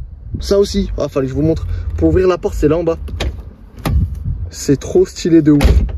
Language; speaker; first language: French; native; French